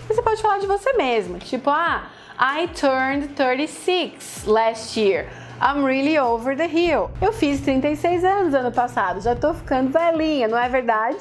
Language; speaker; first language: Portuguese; native; Portuguese